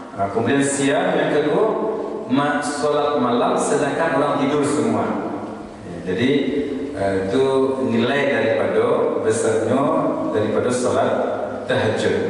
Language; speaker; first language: Malay; non-native, local second language; Minangkabau